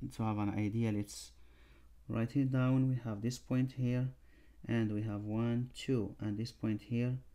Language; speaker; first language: English; non-native, fluent; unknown